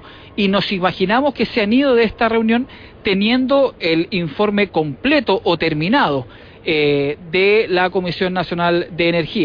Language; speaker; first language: Spanish; native; Spanish